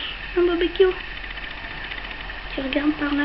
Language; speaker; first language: French; native; French